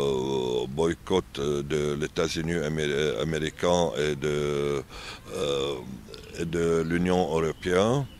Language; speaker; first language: French; non-native, learner; Arabic